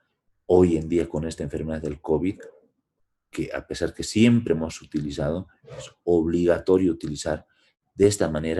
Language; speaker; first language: Spanish; native; Spanish